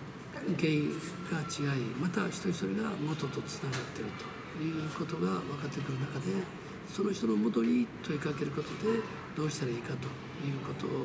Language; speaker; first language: Japanese; early bilingual, other home language; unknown